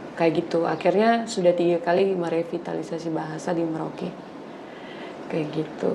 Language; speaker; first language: Indonesian; native; Indonesian